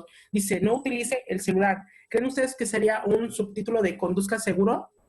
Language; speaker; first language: Spanish; native; Spanish